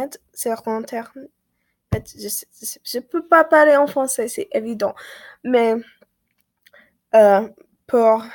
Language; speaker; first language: French; non-native, learner; English